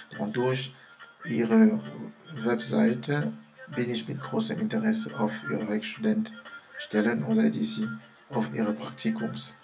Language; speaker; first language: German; non-native, fluent; French